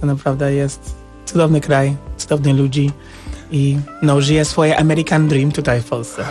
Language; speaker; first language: Polish; non-native, fluent; English